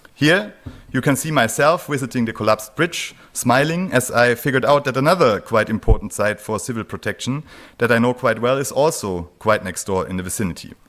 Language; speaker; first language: English; non-native, fluent; German